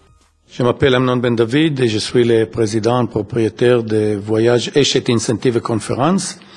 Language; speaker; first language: French; non-native, fluent; Hebrew